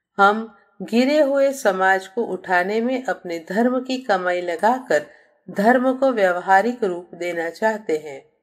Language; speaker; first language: Hindi; native; Hindi